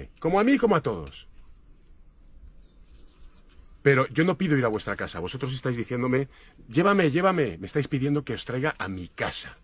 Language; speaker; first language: Spanish; native; Spanish